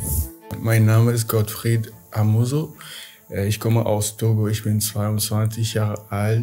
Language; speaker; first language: German; non-native, fluent; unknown